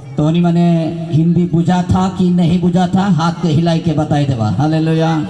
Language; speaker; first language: Hindi; non-native, local second language; Nepali